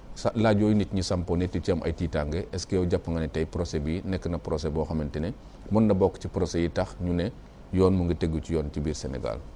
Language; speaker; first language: Wolof; native; Wolof